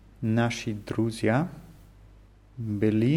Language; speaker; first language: Russian; non-native, learner; German